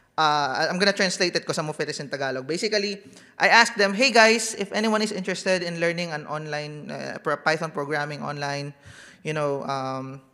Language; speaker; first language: English; non-native, local second language; Filipino